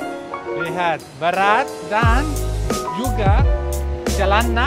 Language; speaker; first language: Indonesian; non-native, learner; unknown